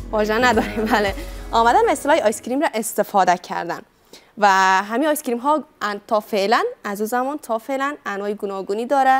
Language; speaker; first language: Persian; native; Persian